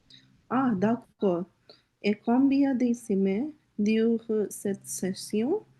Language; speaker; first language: French; non-native, learner; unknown